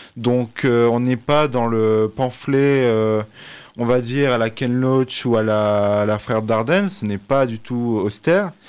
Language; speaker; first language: French; native; French